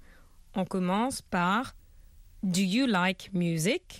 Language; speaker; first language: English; non-native, fluent; French